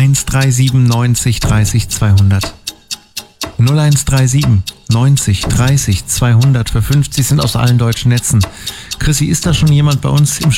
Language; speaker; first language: German; native; German